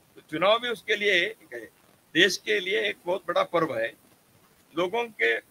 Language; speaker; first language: Hindi; non-native, local second language; Kannada